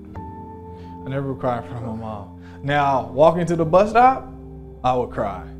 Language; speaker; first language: English; native; English